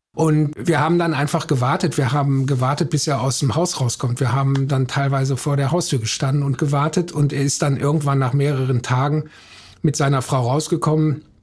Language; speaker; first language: German; native; German